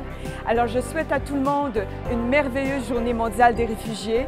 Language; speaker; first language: French; native; French